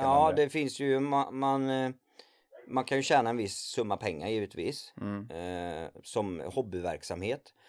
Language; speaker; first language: Swedish; native; Swedish